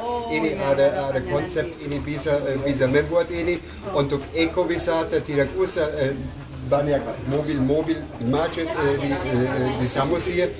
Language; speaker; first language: Indonesian; non-native, learner; German